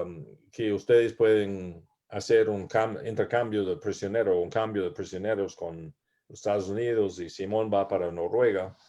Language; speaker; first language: Spanish; non-native, learner; English